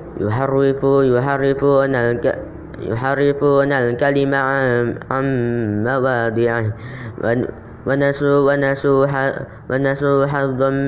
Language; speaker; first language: Arabic; non-native, learner; Indonesian